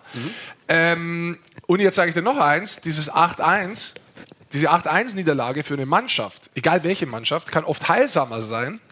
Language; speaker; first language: German; native; German